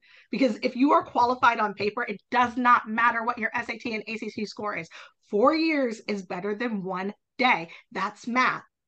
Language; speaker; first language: English; native; English